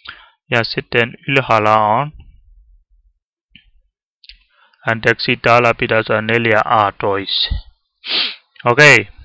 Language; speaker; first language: Finnish; non-native, learner; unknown